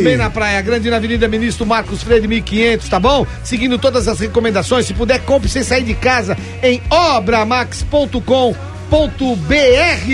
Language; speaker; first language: Portuguese; native; Portuguese